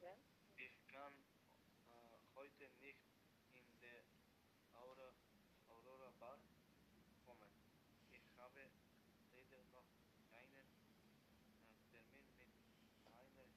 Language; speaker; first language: German; non-native, learner; Macedonian